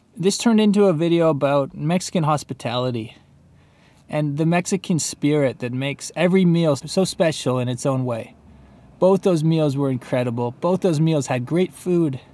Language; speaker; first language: English; native; English